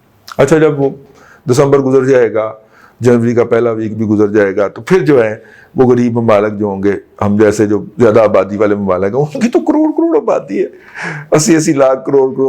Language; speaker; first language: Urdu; non-native, local second language; Punjabi